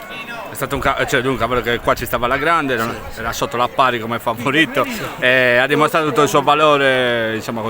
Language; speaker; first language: Italian; native; Italian